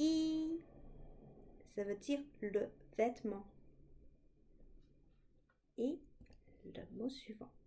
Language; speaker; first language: French; non-native, fluent; Chinese